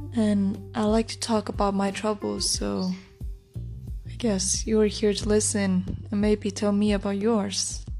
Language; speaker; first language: English; non-native, fluent; Icelandic